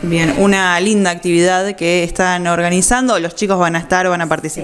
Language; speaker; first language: Spanish; native; Spanish